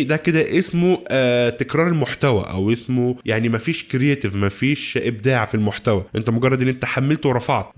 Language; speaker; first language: Arabic; native; Arabic